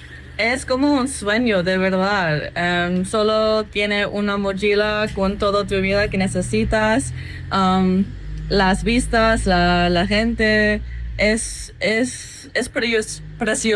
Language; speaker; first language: Spanish; non-native, fluent; English